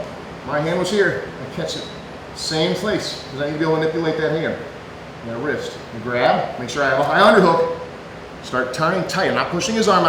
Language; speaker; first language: English; native; English